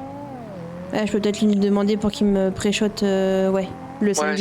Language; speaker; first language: French; native; French